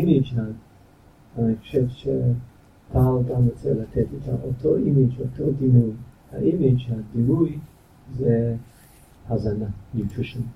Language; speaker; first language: Hebrew; non-native, fluent; English